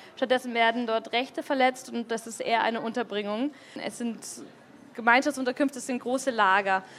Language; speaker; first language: German; native; German